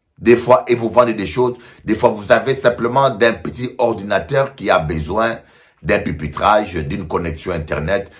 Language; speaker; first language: French; non-native, local second language; Lingala